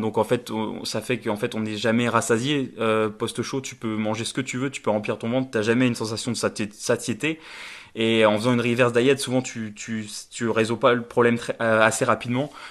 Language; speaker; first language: French; native; French